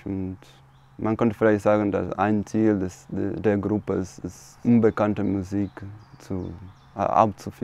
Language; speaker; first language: German; non-native, fluent; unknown